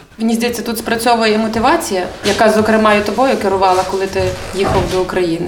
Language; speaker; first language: Ukrainian; native; Ukrainian